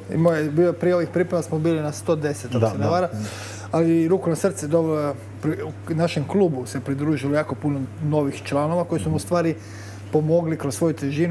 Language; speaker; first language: Croatian; native; Croatian